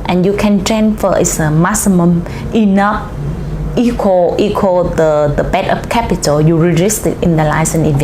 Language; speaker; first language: English; non-native, learner; Vietnamese